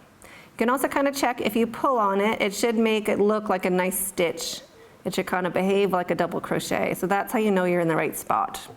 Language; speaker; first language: English; native; English